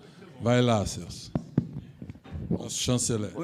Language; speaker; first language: Portuguese; native; Portuguese